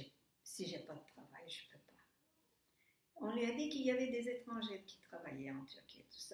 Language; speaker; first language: French; non-native, fluent; Turkish